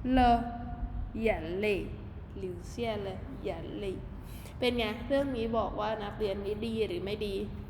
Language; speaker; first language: Thai; native; Thai